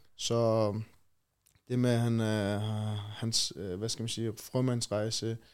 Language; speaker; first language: Danish; early bilingual, other home language; Chechen